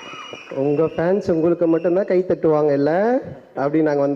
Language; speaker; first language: Tamil; native; Tamil